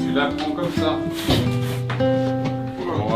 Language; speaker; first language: French; native; French